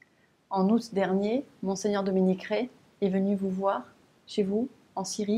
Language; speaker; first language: French; native; French